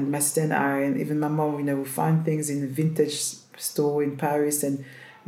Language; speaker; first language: English; non-native, fluent; French